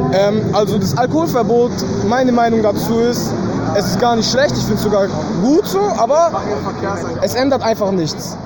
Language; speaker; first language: German; native; German